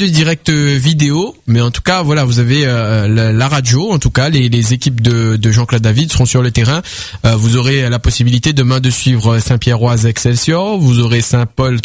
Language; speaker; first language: French; native; French